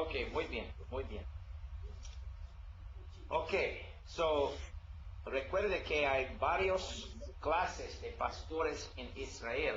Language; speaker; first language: Spanish; non-native, learner; English